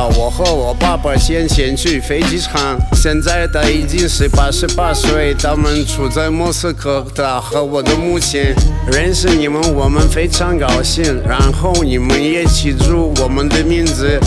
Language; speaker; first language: Chinese; non-native, learner; Russian